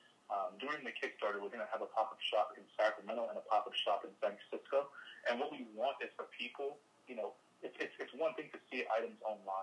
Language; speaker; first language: English; non-native, local second language; Igbo